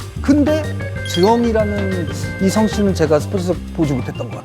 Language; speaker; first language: Korean; native; Korean